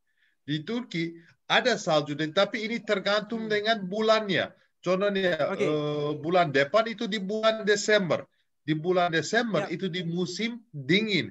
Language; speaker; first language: Indonesian; non-native, fluent; Turkish